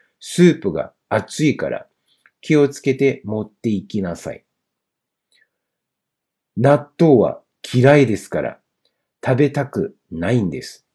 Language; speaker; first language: Japanese; non-native, fluent; Chinese